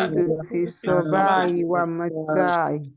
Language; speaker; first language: Arabic; non-native, learner; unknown